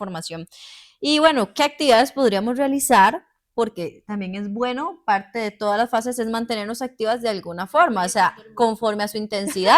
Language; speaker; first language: Spanish; native; Spanish